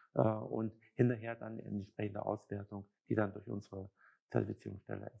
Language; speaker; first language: German; native; German